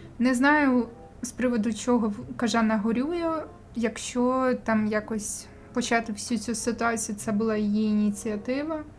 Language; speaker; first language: Ukrainian; native; Ukrainian